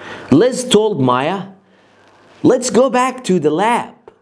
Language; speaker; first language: English; non-native, fluent; Arabic